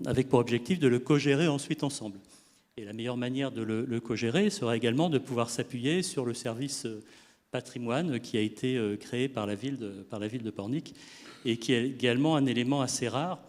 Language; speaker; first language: French; native; French